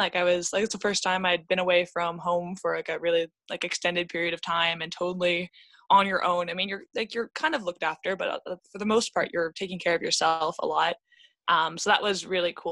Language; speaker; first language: English; native; English